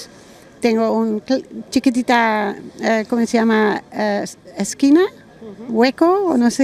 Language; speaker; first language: Spanish; non-native, learner; German